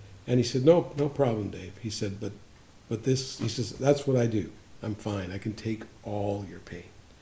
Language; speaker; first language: English; native; English